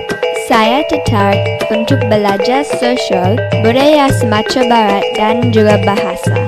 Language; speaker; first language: Indonesian; early bilingual, heritage; English